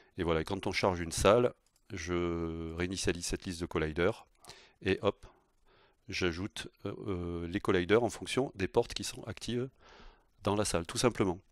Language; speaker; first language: French; native; French